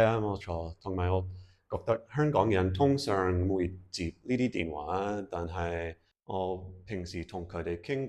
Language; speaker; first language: Cantonese; non-native, fluent; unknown